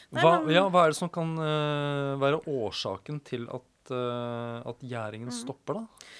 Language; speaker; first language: Norwegian; native; Norwegian